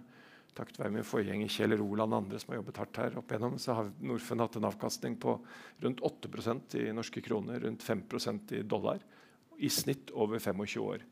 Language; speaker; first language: Norwegian; native; Norwegian